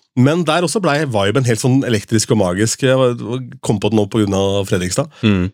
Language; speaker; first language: Norwegian; native; Norwegian